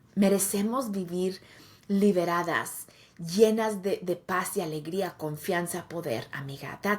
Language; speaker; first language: Spanish; early bilingual, heritage; Spanish